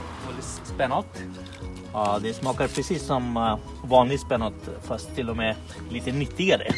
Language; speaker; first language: Swedish; non-native, fluent; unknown